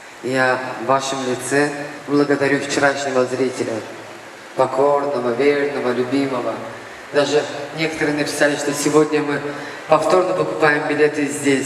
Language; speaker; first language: Russian; non-native, fluent; Azerbaijani